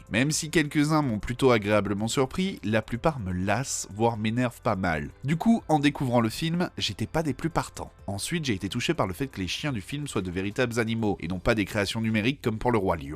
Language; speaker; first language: French; native; French